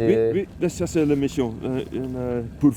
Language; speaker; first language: French; non-native, learner; Dutch